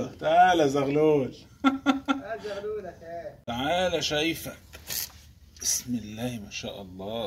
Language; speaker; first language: Arabic; native; Arabic